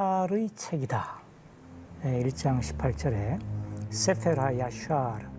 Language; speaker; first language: Korean; native; Korean